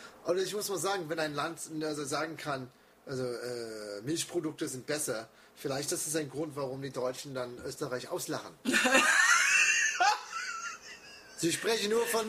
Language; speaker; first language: German; non-native, fluent; English